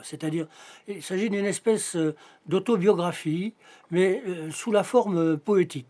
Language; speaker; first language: French; native; French